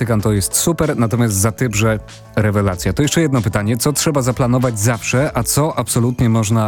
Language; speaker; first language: Polish; native; Polish